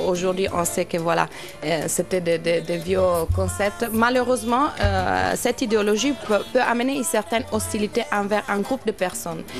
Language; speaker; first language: French; non-native, fluent; Italian